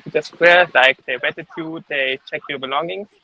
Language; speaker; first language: English; non-native, fluent; German